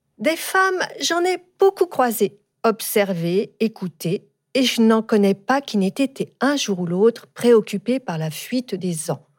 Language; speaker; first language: French; native; French